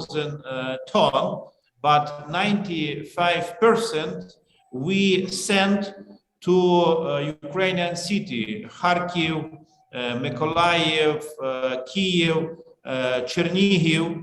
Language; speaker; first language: English; non-native, learner; Ukrainian